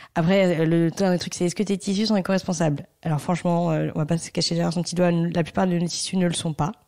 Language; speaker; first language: French; native; French